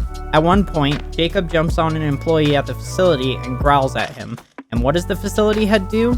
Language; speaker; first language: English; native; English